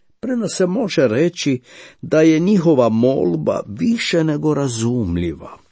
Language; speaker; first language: Croatian; native; Croatian